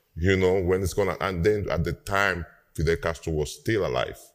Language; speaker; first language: English; non-native, fluent; Spanish